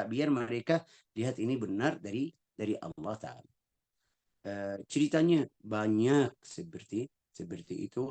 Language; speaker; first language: Indonesian; non-native, fluent; Arabic